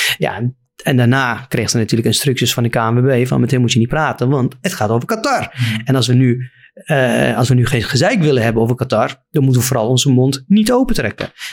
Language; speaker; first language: Dutch; non-native, fluent; Arabic